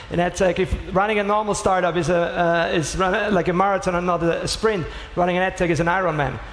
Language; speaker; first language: English; non-native, fluent; German